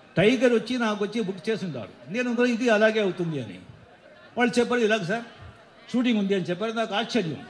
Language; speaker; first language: Telugu; non-native, fluent; Marathi